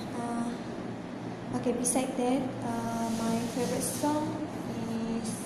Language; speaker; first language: English; non-native, local second language; Malay